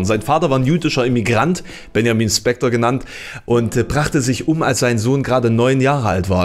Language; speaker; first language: German; native; German